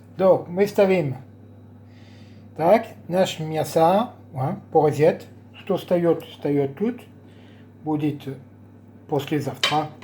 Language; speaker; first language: Russian; non-native, learner; French